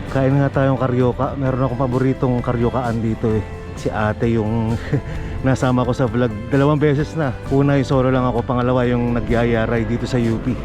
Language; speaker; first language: Filipino; native; Filipino